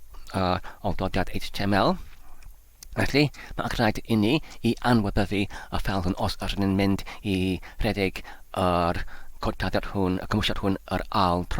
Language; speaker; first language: Welsh; non-native, learner; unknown